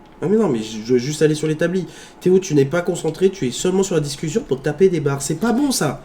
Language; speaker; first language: French; native; French